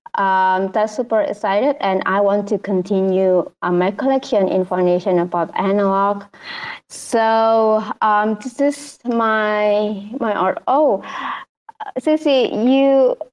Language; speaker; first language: English; non-native, learner; Indonesian